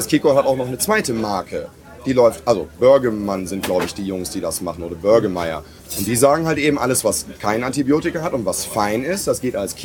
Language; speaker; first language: German; native; German